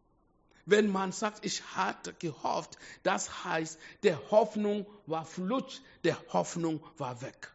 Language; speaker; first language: German; non-native, fluent; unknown